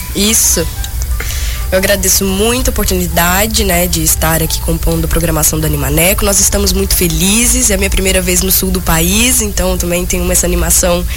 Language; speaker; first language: Portuguese; native; Portuguese